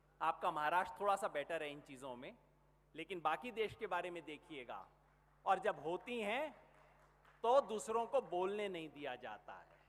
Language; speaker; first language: Hindi; native; Hindi